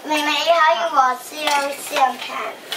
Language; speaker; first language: Chinese; early bilingual, heritage; Chinese